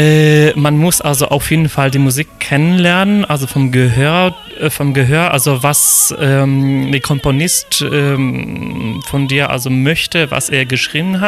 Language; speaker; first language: German; non-native, fluent; Polish